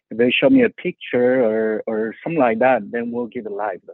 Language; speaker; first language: English; non-native, fluent; Spanish